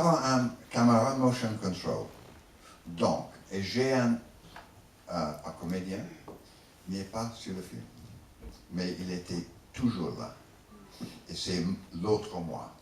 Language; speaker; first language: French; non-native, learner; English